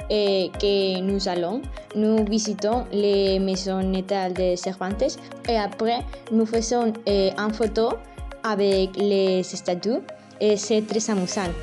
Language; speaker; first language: French; non-native, learner; Spanish